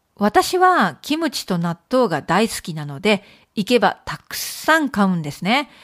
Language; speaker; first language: Japanese; native; Japanese